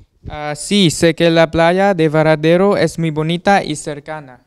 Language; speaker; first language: Spanish; non-native, learner; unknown